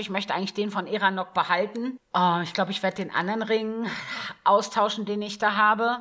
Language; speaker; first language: German; native; German